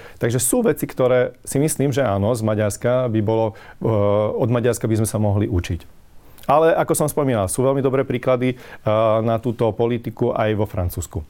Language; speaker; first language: Slovak; non-native, local second language; Hungarian